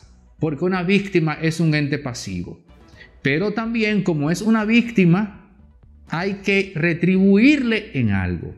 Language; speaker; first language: Spanish; native; Spanish